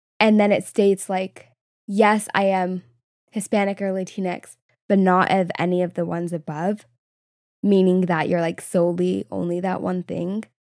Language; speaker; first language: English; native; English